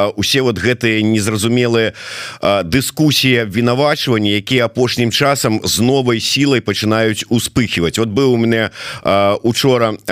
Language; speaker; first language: Belarusian; native; Belarusian